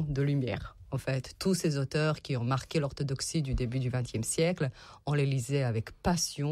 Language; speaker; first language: French; non-native, fluent; Serbian